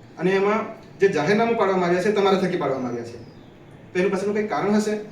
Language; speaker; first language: Gujarati; non-native, local second language; Rathawi